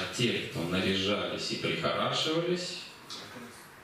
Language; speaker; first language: Russian; native; Russian